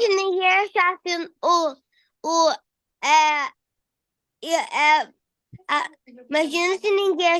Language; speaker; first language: Portuguese; early bilingual, heritage; Portuguese